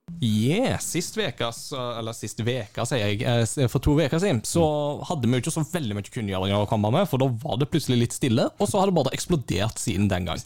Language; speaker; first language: Norwegian; native; Norwegian